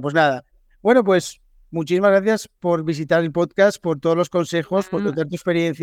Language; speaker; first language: Spanish; native; Spanish